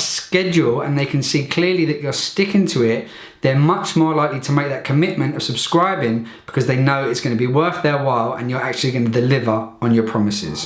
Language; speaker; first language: English; native; English